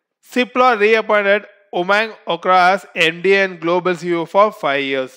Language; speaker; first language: English; non-native, local second language; Tamil